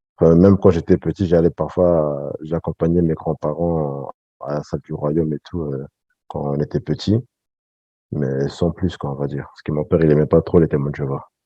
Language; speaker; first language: French; early bilingual, other home language; Sango